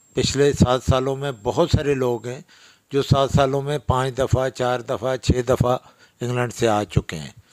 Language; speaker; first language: Urdu; non-native, local second language; Pahari-Potwari